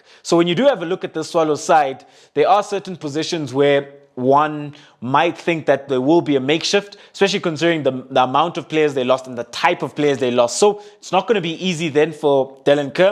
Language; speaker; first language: English; non-native, local second language; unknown